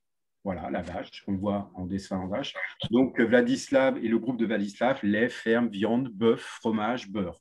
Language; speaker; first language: French; native; French